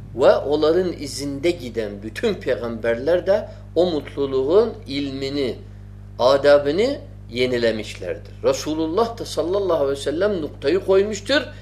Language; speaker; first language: Turkish; non-native, fluent; Arabic